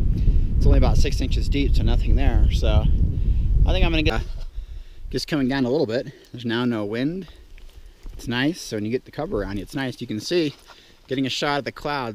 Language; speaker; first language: English; native; English